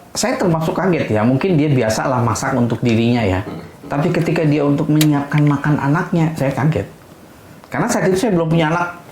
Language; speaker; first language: Indonesian; native; Indonesian